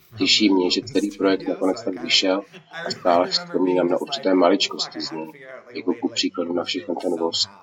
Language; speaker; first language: Czech; non-native, fluent; English